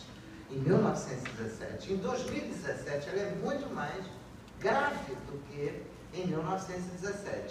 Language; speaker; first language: Portuguese; native; Portuguese